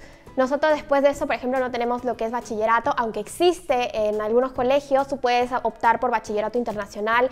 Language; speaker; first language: Spanish; native; Spanish